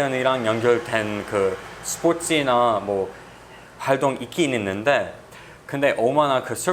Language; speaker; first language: Korean; non-native, fluent; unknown